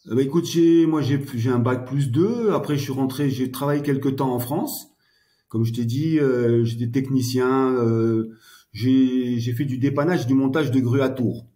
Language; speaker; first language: French; early bilingual, heritage; French